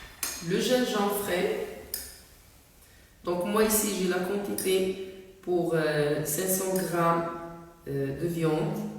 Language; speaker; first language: French; non-native, local second language; Arabic